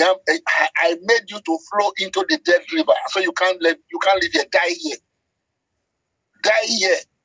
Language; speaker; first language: English; non-native, local second language; Yoruba